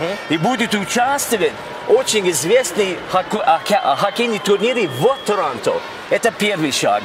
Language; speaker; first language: Russian; non-native, fluent; English